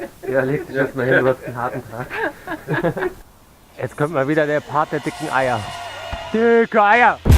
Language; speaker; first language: German; native; German